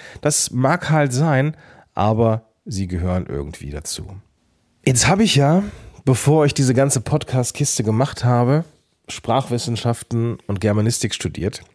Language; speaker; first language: German; native; German